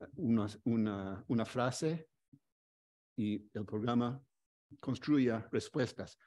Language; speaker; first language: Spanish; non-native, fluent; English